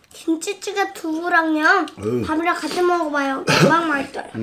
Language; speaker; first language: Korean; early bilingual, other home language; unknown